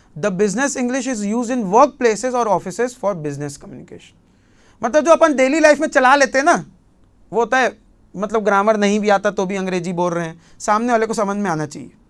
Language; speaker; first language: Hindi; native; Hindi